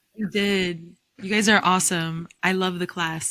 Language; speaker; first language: English; early bilingual, heritage; English